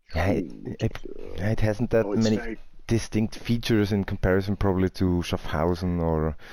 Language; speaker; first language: English; non-native, fluent; German